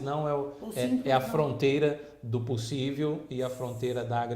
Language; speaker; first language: Portuguese; native; Portuguese